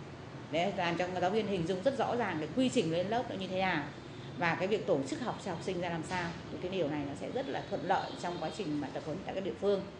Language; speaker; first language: Vietnamese; native; Vietnamese